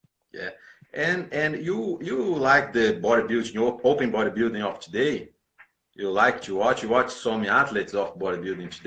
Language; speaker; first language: English; non-native, learner; Portuguese